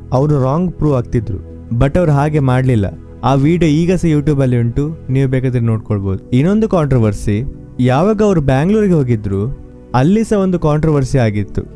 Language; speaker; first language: Kannada; native; Kannada